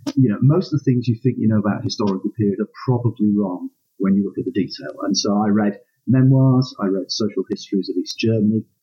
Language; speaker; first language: English; native; English